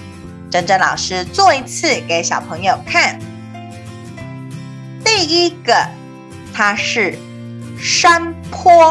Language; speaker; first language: Chinese; native; Chinese